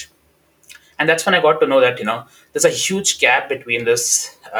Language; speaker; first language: English; non-native, local second language; Hindi